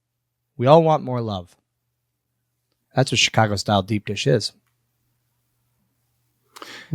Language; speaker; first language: English; native; English